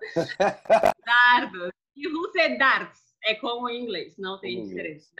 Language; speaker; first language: Portuguese; non-native, fluent; Russian